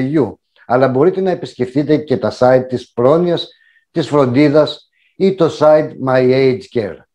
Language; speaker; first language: Greek; native; Greek